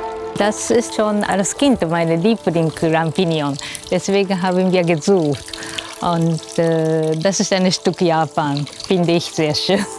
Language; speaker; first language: German; non-native, fluent; Japanese